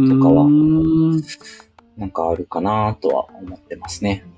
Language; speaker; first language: Japanese; native; Japanese